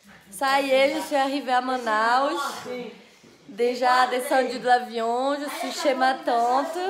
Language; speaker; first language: French; non-native, fluent; Portuguese